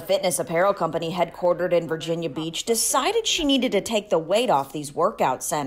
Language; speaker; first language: English; native; English